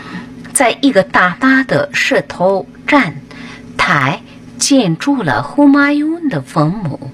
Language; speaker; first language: Chinese; non-native, fluent; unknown